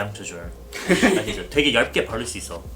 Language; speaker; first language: Korean; early bilingual, heritage; Korean